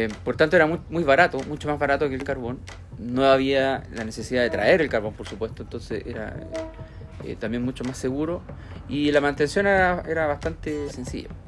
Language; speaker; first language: Spanish; native; Spanish